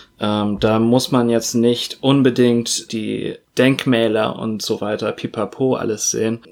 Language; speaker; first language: German; early bilingual, other home language; Russian